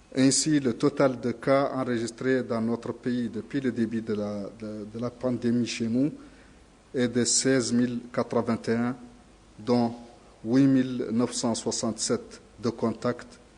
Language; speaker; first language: French; non-native, local second language; Arabic